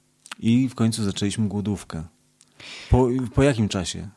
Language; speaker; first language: Russian; non-native, learner; Polish